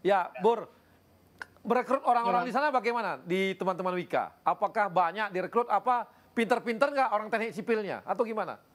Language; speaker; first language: Indonesian; native; Indonesian